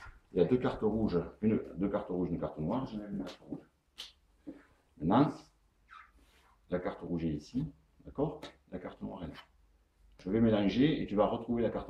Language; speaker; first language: French; native; French